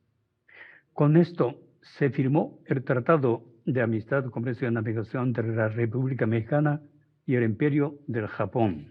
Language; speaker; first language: Spanish; non-native, fluent; Japanese